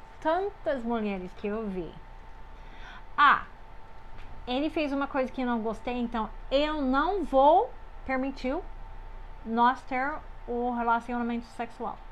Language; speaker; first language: Portuguese; non-native, fluent; English